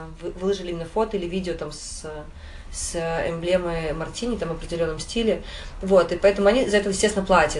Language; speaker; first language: Russian; native; Russian